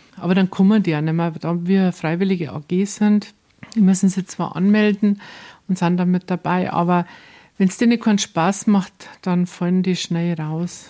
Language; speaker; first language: German; native; German